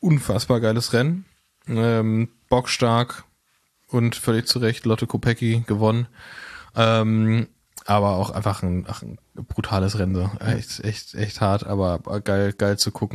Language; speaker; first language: German; native; German